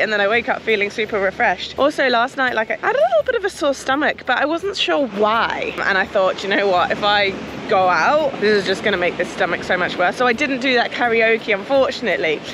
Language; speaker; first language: English; native; English